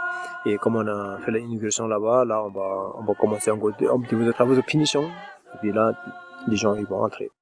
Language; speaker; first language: French; non-native, fluent; Nepali